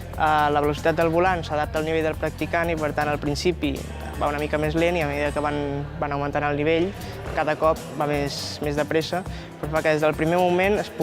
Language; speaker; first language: Catalan; native; Catalan